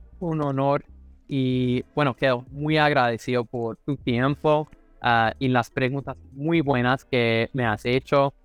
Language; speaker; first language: Spanish; non-native, fluent; English